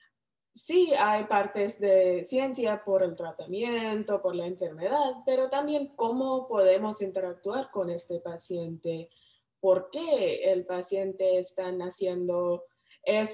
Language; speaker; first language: Spanish; non-native, learner; English